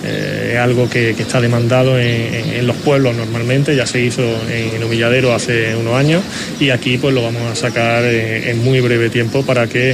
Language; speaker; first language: Spanish; native; Spanish